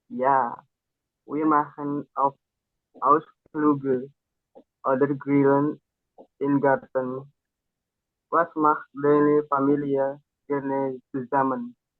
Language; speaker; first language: German; non-native, learner; Indonesian